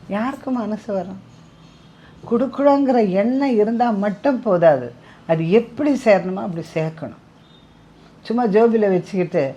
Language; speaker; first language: Tamil; non-native, local second language; Telugu